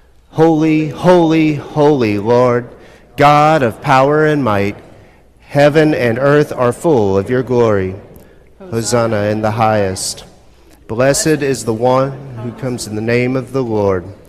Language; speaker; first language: English; native; English